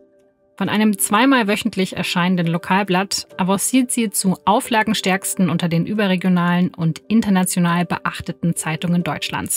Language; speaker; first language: German; native; German